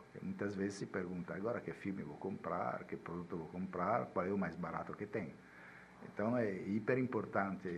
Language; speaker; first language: Portuguese; non-native, fluent; Italian